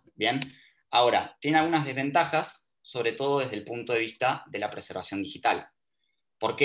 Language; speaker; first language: Spanish; native; Spanish